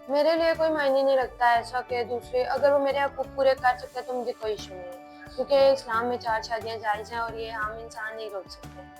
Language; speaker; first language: Urdu; native; Urdu